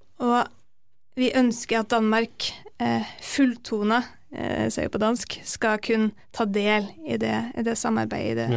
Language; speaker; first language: Norwegian; native; Norwegian